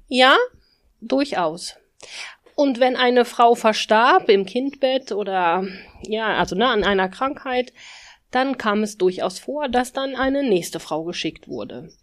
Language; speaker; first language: German; native; German